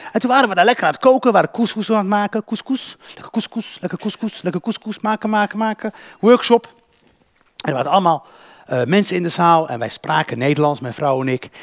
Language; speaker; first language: Dutch; early bilingual, other home language; Berber languages